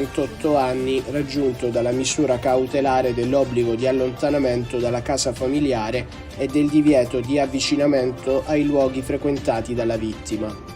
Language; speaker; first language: Italian; native; Italian